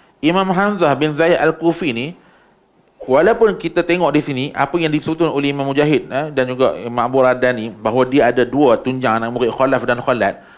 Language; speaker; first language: Malay; native; Malay